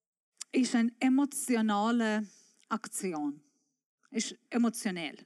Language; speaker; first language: German; non-native, fluent; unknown